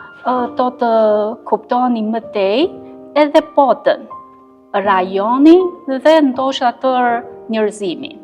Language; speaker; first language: Albanian; non-native, fluent; Chinese